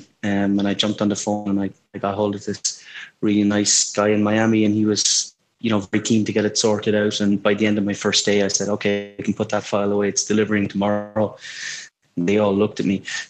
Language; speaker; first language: English; native; English